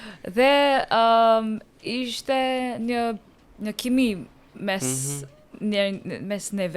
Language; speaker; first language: Albanian; non-native, learner; English